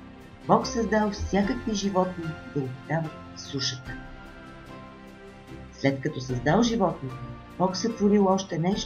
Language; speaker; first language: Bulgarian; native; Bulgarian